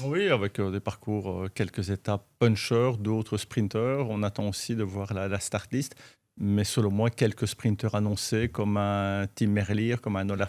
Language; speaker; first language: French; native; French